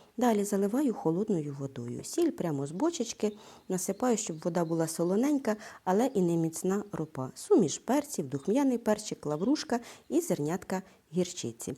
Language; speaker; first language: Ukrainian; native; Ukrainian